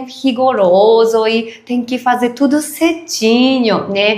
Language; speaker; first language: Portuguese; non-native, learner; Japanese